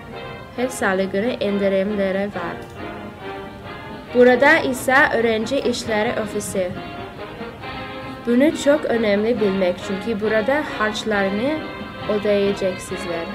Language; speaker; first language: Turkish; non-native, learner; English